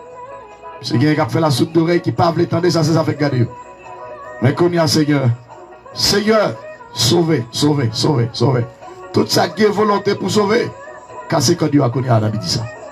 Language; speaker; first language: French; non-native, local second language; Haitian Creole